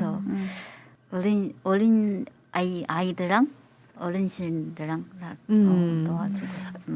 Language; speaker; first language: Korean; non-native, fluent; Japanese